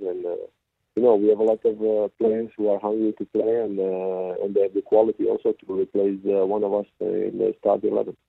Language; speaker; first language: English; non-native, fluent; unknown